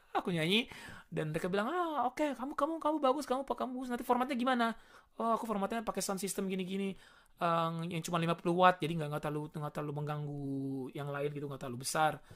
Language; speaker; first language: Indonesian; native; Indonesian